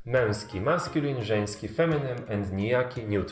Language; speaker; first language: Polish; native; Polish